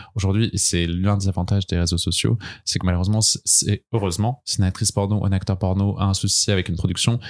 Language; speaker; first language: French; native; French